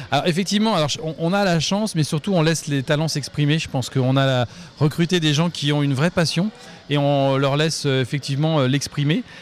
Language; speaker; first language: French; native; French